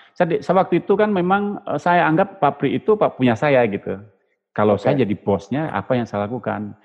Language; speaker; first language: Indonesian; native; Indonesian